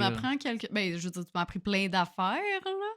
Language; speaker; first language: French; native; French